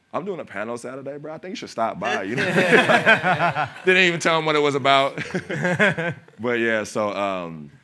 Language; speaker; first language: English; native; English